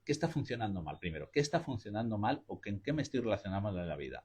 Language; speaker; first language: Spanish; native; Spanish